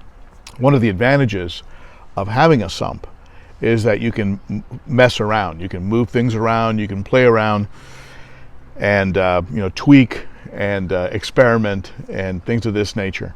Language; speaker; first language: English; native; English